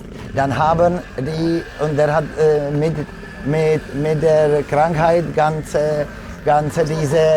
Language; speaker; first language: German; non-native, fluent; Czech